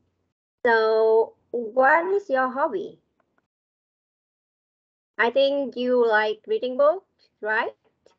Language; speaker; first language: English; non-native, learner; Vietnamese